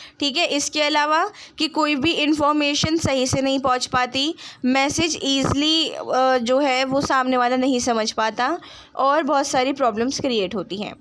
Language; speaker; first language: Hindi; non-native, local second language; Punjabi